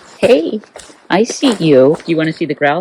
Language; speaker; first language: English; native; English